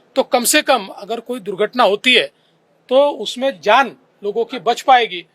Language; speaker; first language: Hindi; non-native, local second language; Marathi